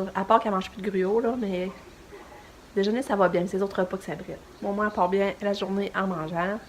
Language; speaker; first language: French; native; French